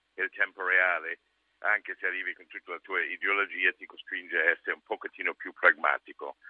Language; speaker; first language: Italian; non-native, fluent; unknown